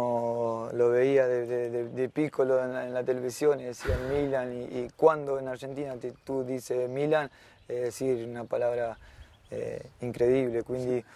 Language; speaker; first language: Italian; non-native, fluent; Spanish